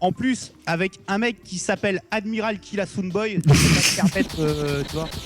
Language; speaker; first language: French; native; French